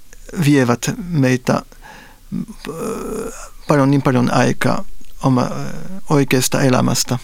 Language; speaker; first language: Finnish; non-native, fluent; Spanish